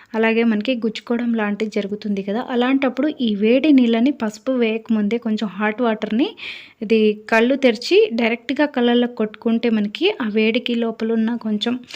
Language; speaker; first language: Telugu; native; Telugu